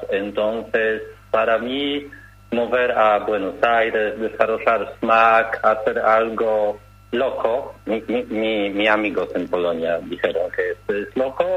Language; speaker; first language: Spanish; non-native, learner; Polish